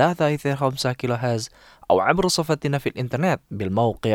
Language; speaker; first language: Arabic; non-native, fluent; Indonesian